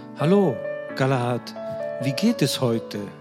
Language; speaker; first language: German; non-native, learner; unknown